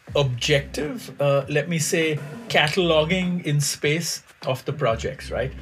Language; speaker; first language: English; non-native, local second language; Hindi